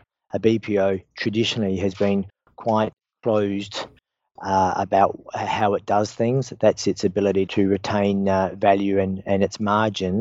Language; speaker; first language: English; native; English